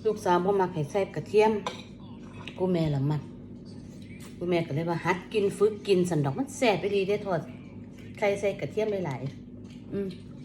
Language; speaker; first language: Thai; native; Thai